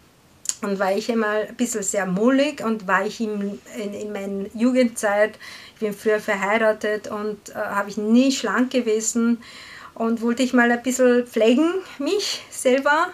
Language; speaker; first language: German; non-native, learner; Korean